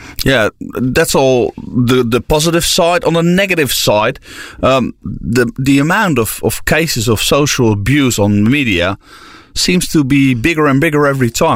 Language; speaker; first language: English; non-native, fluent; Dutch